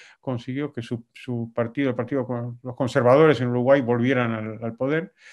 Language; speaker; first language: Spanish; native; Spanish